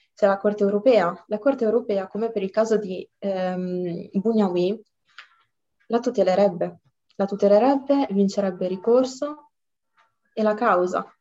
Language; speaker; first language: Italian; early bilingual, other home language; Arabic